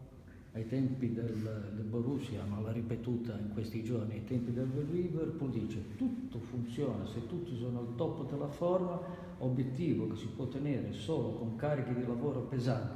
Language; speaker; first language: Italian; native; Italian